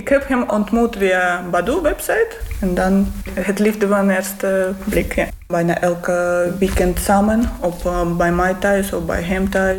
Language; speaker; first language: Dutch; non-native, learner; Russian